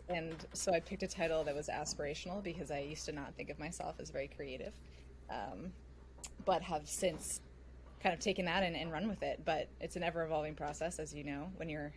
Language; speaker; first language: English; native; English